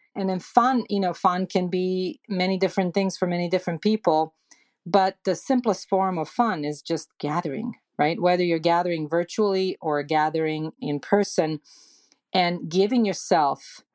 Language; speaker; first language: English; non-native, fluent; Serbian